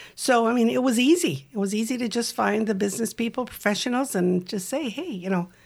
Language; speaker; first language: English; native; English